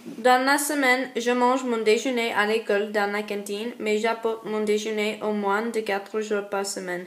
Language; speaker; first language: French; non-native, learner; English